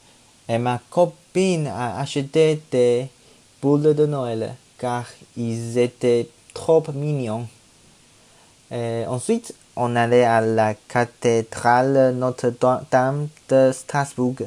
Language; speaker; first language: French; non-native, learner; Chinese